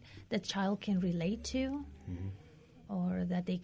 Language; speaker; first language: English; non-native, fluent; Spanish